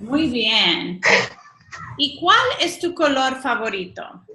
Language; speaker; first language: Spanish; non-native, fluent; English